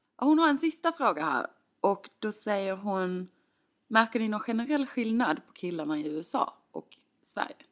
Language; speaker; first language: Swedish; native; Swedish